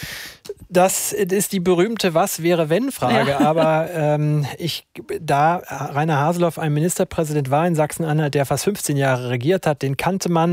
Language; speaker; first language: German; native; German